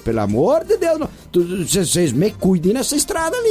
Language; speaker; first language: Portuguese; native; Portuguese